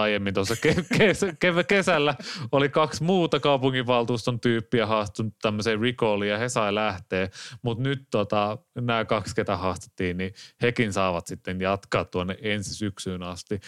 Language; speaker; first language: Finnish; native; Finnish